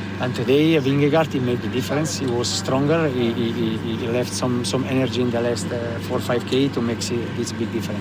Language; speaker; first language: English; non-native, learner; Italian